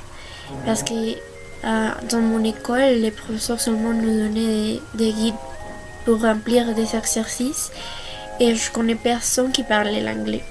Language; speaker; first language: French; non-native, fluent; Spanish